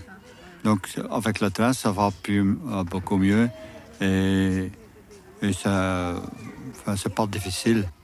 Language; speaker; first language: French; non-native, local second language; Dutch